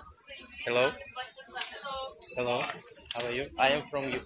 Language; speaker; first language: English; non-native, learner; Ukrainian